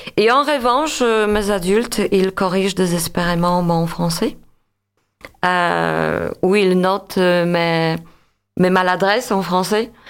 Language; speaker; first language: French; non-native, fluent; Polish